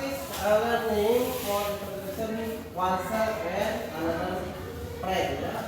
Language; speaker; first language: English; non-native, learner; Indonesian